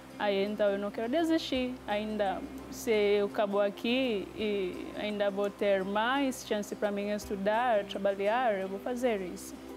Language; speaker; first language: Portuguese; non-native, learner; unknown